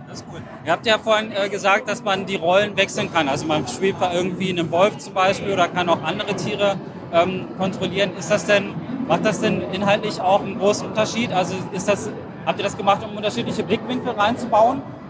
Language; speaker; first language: German; native; German